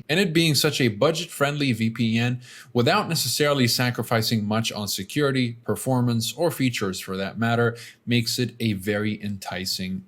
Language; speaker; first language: English; native; English